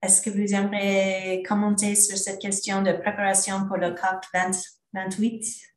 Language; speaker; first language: French; non-native, learner; English